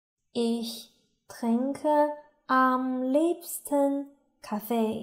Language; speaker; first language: German; non-native, learner; Chinese